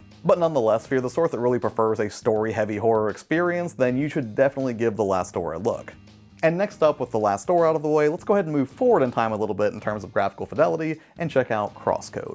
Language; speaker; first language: English; native; English